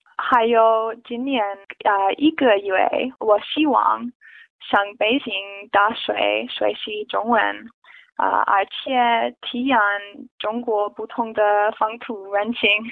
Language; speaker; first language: Chinese; non-native, learner; English